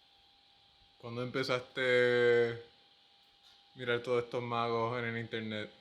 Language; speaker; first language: Spanish; early bilingual, heritage; English